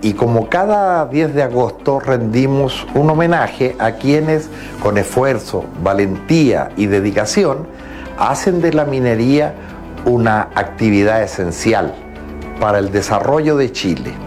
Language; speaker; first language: Spanish; native; Spanish